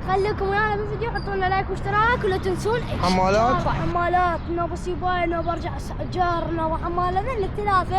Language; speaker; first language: Arabic; native; Arabic